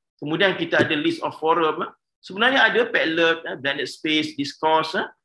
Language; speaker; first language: Malay; native; Malay